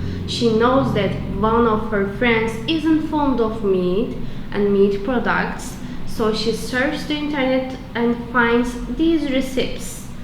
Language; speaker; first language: English; non-native, fluent; Turkish